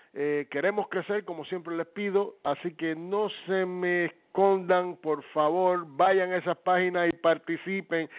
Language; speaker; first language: Spanish; early bilingual, heritage; Spanish